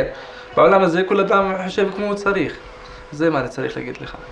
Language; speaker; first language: Hebrew; non-native, local second language; Arabic